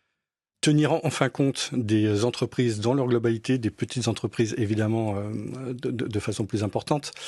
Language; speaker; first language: French; native; French